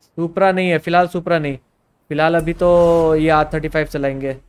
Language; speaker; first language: Hindi; native; Hindi